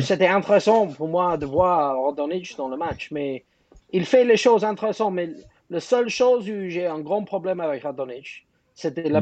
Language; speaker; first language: French; non-native, fluent; English